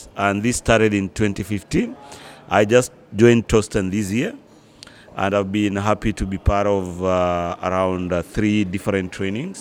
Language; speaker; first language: English; non-native, local second language; Luo (Kenya and Tanzania)